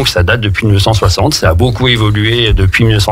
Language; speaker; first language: French; native; French